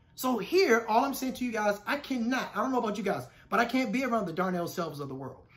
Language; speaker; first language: English; native; English